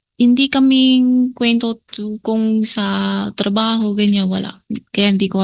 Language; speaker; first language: Filipino; non-native, learner; Chinese